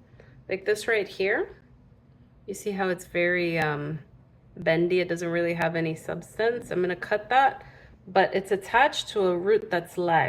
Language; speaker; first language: English; native; English